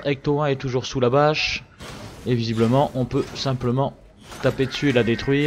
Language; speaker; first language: French; native; French